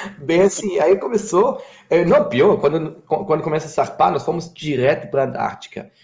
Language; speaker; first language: Portuguese; non-native, fluent; German